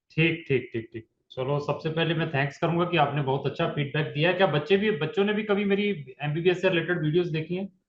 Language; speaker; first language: Hindi; non-native, local second language; Punjabi